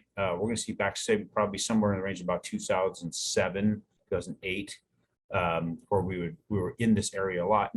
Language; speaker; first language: English; native; English